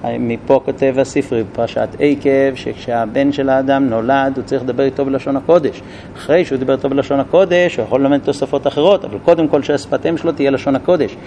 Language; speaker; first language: Hebrew; non-native, fluent; English